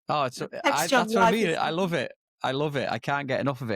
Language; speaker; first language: English; native; English